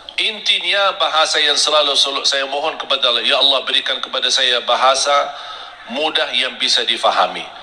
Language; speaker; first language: Indonesian; non-native, fluent; Arabic